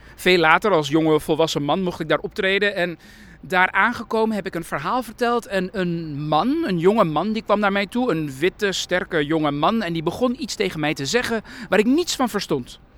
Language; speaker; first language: Dutch; early bilingual, other home language; Persian